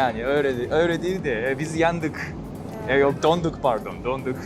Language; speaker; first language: Turkish; non-native, fluent; Japanese